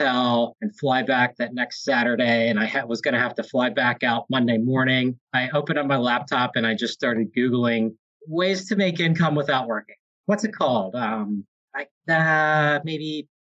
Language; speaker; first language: English; native; English